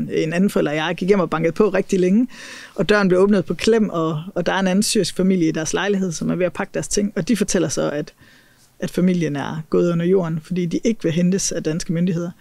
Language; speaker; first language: Danish; native; Danish